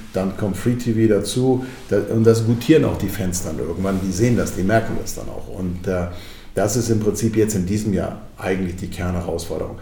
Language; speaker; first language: German; early bilingual, other home language; Croatian